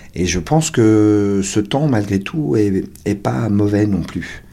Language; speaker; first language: French; native; French